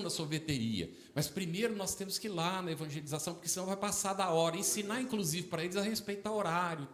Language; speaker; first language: Portuguese; native; Portuguese